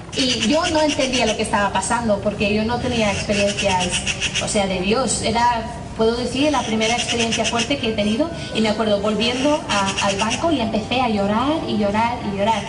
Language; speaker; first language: Spanish; non-native, fluent; English